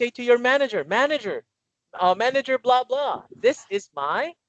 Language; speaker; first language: English; non-native, local second language; Filipino